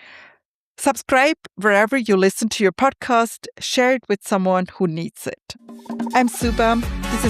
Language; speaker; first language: English; non-native, fluent; Tamil